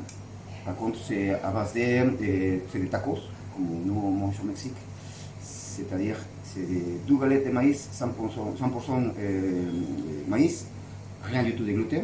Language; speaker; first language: French; non-native, fluent; Spanish